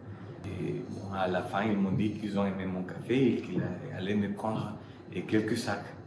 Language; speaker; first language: French; non-native, fluent; Spanish